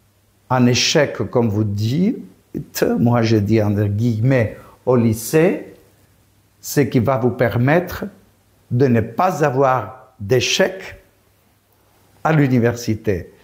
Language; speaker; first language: French; non-native, fluent; Greek